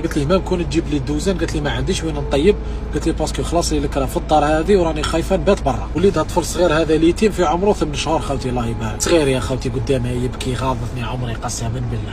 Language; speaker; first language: Arabic; native; Arabic